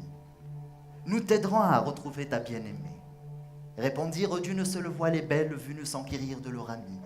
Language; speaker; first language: French; non-native, local second language; Arabic